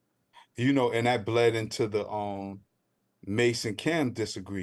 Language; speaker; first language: English; native; English